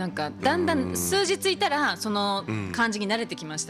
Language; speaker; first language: Japanese; native; Japanese